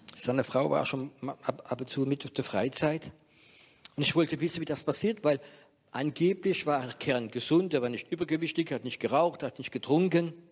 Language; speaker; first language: German; non-native, fluent; French